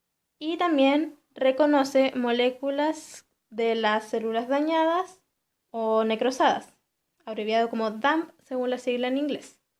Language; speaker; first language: Spanish; native; Spanish